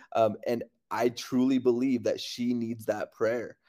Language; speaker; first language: English; native; English